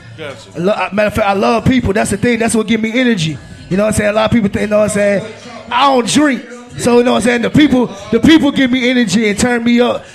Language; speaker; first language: English; native; English